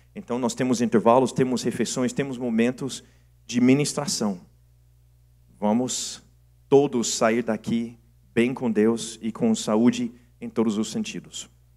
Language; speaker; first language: Portuguese; non-native, fluent; English